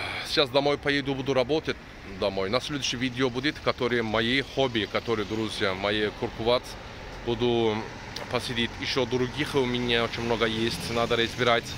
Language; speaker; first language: Russian; non-native, learner; Turkish